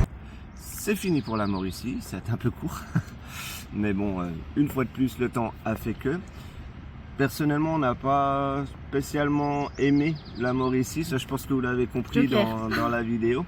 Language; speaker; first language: French; native; French